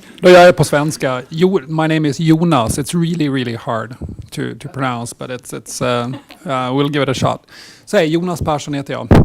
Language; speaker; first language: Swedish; early bilingual, heritage; Swedish